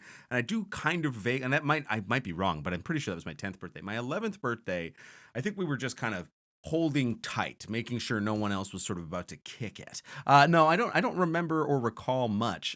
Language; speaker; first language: English; native; English